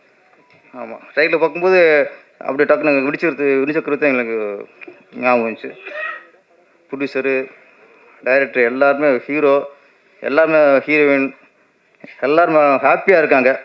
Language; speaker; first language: Tamil; native; Tamil